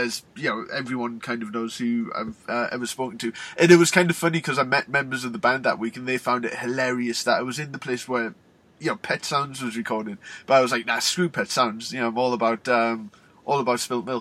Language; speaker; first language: English; native; English